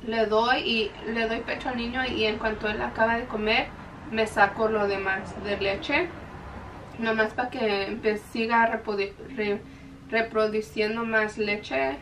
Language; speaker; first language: Spanish; early bilingual, heritage; Spanish